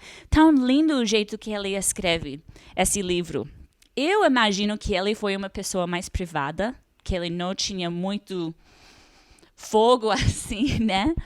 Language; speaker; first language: Portuguese; non-native, fluent; English